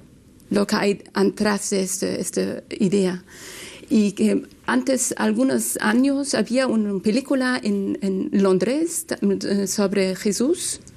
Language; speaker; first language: Spanish; non-native, learner; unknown